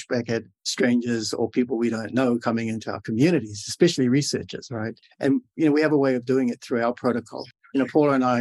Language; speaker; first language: English; native; English